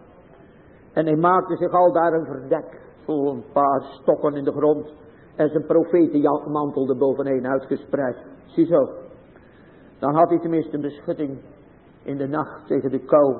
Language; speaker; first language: Dutch; native; Dutch